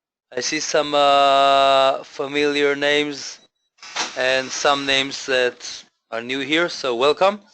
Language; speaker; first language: English; non-native, fluent; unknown